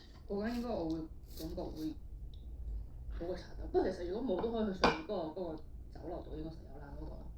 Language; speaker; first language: Cantonese; native; Cantonese